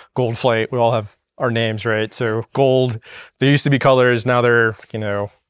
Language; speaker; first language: English; native; English